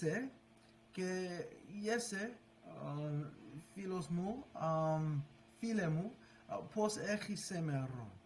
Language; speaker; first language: Greek; non-native, learner; English